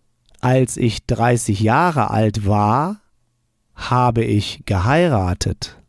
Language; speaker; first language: German; non-native, fluent; English